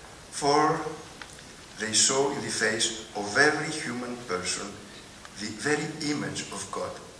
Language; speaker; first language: English; non-native, fluent; Greek